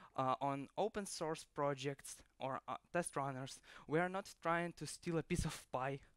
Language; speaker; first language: English; non-native, fluent; Ukrainian